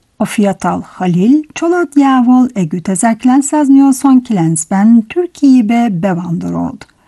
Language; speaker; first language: Hungarian; non-native, fluent; Turkish